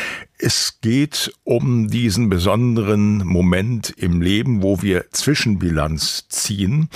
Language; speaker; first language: German; native; German